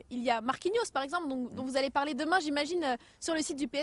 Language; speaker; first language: French; native; French